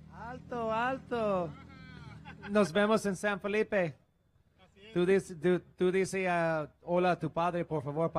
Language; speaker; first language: Spanish; non-native, learner; English